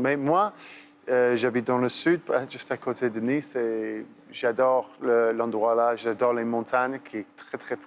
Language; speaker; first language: French; non-native, fluent; English